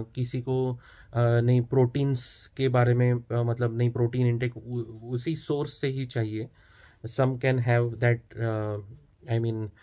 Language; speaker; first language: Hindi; non-native, local second language; Marathi